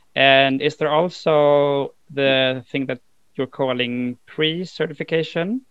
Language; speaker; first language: English; non-native, fluent; Swedish